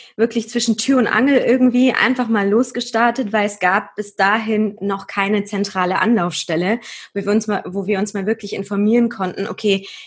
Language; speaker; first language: German; early bilingual, other home language; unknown